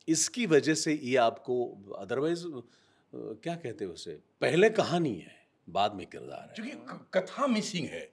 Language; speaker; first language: Hindi; non-native, local second language; Marathi